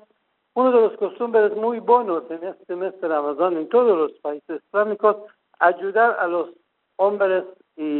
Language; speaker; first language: Spanish; non-native, fluent; Persian